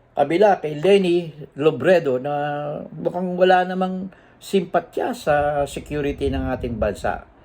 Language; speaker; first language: Filipino; native; Filipino